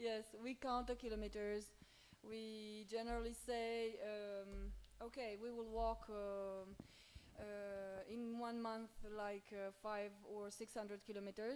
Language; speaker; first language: English; non-native, fluent; Romanian